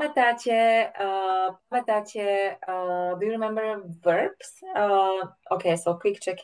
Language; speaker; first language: English; non-native, fluent; Slovak